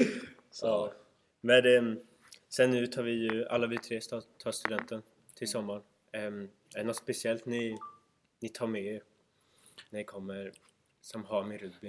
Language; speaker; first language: Swedish; native; Swedish